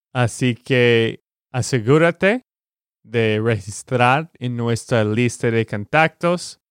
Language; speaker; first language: Spanish; non-native, fluent; English